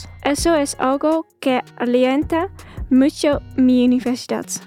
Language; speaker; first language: Spanish; non-native, fluent; Dutch